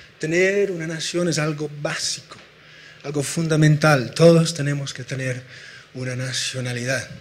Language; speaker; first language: Spanish; non-native, fluent; English